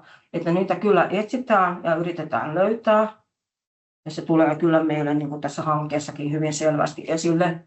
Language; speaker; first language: Finnish; native; Finnish